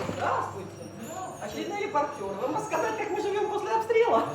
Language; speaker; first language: Russian; native; Russian